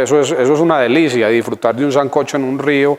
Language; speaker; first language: Spanish; native; Spanish